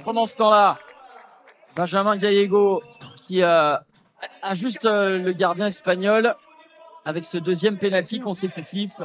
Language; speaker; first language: French; native; French